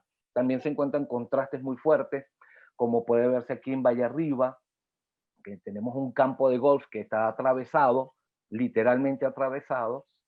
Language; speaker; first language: Spanish; native; Spanish